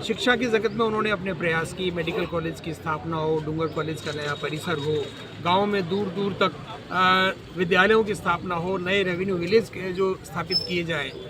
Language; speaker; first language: Hindi; native; Hindi